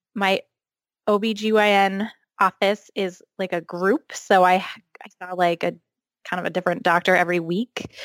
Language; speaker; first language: English; native; English